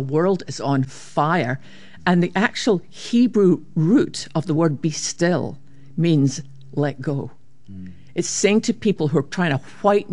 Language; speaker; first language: English; native; English